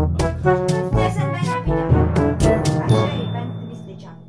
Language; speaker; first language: Turkish; non-native, learner; Filipino